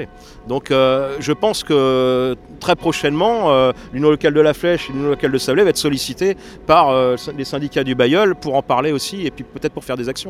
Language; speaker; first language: French; native; French